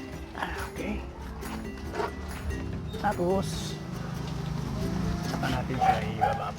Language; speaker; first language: Filipino; native; Filipino